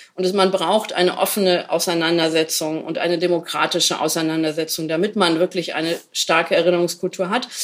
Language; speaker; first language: German; native; German